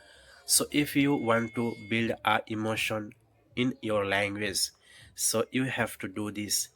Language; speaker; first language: English; non-native, learner; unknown